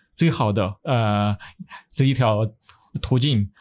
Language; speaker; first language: Chinese; native; Chinese